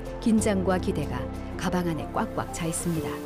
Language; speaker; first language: Korean; native; Korean